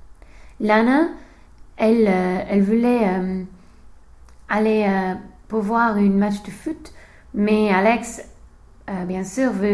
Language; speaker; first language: French; non-native, learner; English